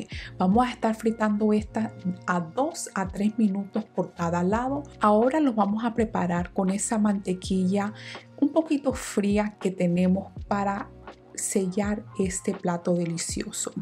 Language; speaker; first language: Spanish; non-native, fluent; English